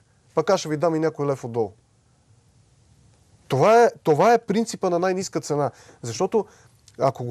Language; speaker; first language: Bulgarian; native; Bulgarian